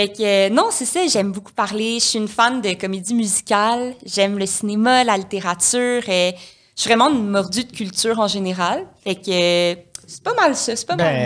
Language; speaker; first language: French; native; French